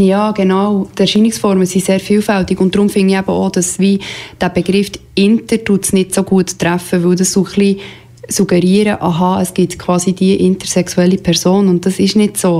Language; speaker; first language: German; native; German